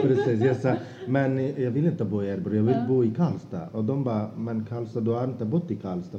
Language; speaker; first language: Swedish; non-native, fluent; Azerbaijani